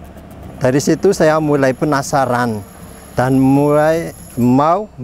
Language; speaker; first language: Indonesian; non-native, fluent; Malagasy